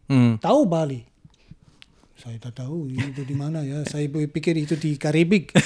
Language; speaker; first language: Indonesian; non-native, learner; German